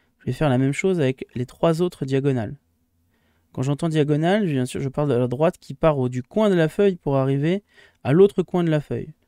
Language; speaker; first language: French; native; French